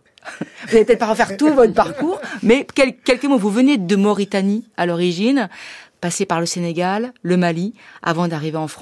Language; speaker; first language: French; native; French